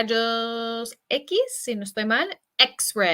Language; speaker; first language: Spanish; non-native, fluent; English